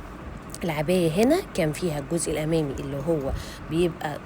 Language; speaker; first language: Arabic; native; Arabic